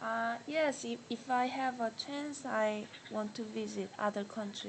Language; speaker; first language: English; non-native, learner; Korean